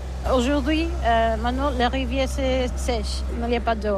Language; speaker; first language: French; non-native, learner; Catalan